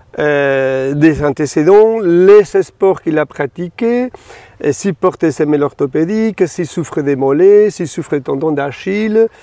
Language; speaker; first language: French; non-native, fluent; Spanish